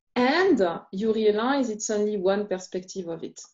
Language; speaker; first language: English; non-native, fluent; French